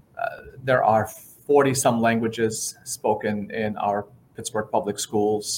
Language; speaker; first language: English; non-native, fluent; Arabic